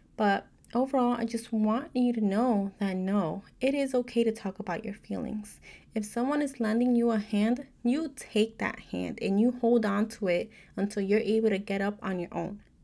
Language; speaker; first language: English; native; English